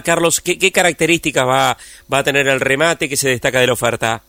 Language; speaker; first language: Spanish; native; Spanish